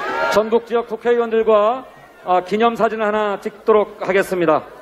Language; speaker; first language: Korean; native; Korean